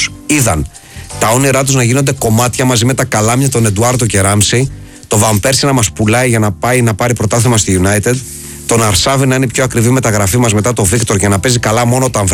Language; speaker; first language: Greek; native; Greek